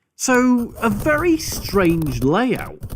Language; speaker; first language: English; native; English